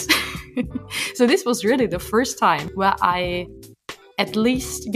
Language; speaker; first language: English; non-native, fluent; German